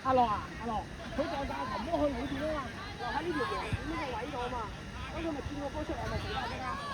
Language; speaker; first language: Cantonese; native; Cantonese